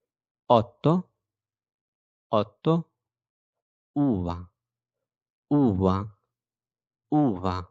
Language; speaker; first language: Italian; non-native, fluent; Arabic